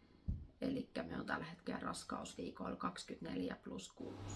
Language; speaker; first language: Finnish; native; Finnish